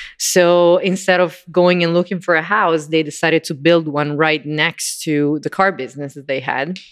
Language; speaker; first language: English; non-native, fluent; Italian